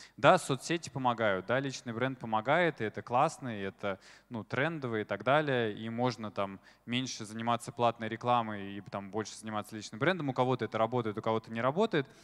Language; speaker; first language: Russian; native; Russian